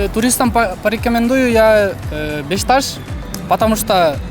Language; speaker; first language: Russian; non-native, local second language; Kyrgyz